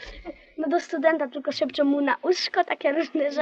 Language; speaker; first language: Polish; native; Polish